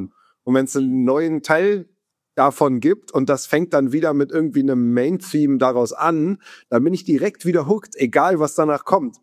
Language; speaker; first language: German; native; German